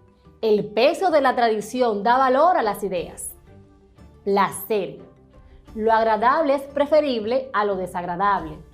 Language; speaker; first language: Spanish; native; Spanish